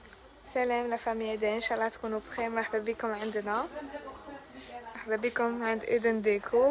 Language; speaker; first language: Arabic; native; Arabic